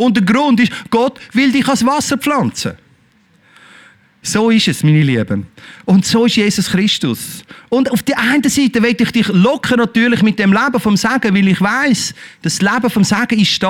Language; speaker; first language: German; native; German